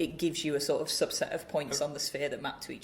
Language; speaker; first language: English; native; English